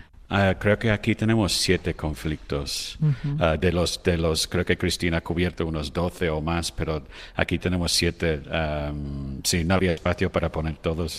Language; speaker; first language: Spanish; non-native, fluent; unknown